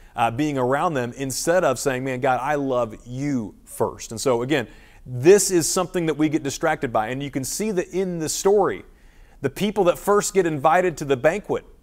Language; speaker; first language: English; native; English